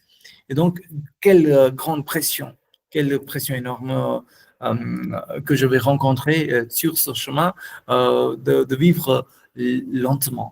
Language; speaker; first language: French; non-native, fluent; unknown